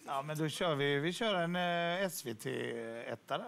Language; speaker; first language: Swedish; native; Swedish